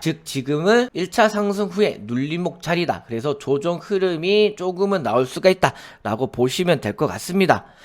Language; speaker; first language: Korean; native; Korean